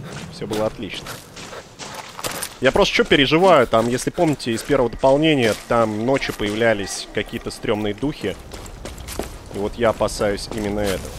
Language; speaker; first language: Russian; native; Russian